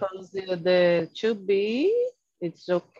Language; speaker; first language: English; non-native, learner; Portuguese